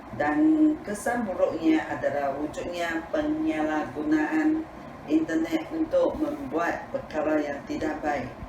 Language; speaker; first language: Malay; non-native, local second language; Tamil